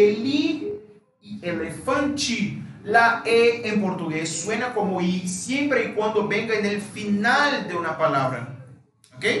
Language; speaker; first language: Spanish; non-native, fluent; Portuguese